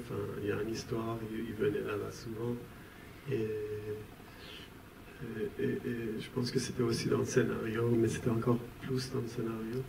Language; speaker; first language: French; non-native, fluent; Persian